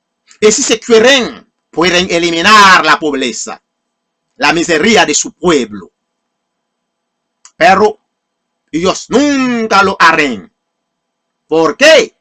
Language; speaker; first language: Spanish; non-native, fluent; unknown